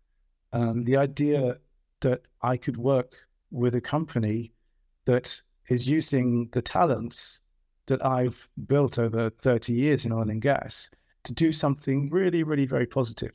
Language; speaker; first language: English; native; English